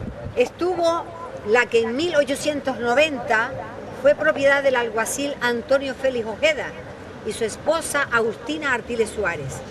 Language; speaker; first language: Spanish; native; Spanish